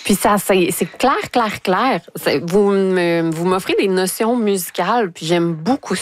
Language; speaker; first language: French; native; French